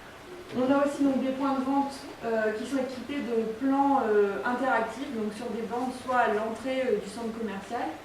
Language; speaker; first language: French; native; French